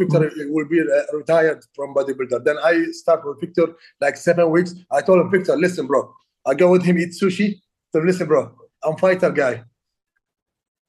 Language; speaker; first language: English; non-native, learner; Arabic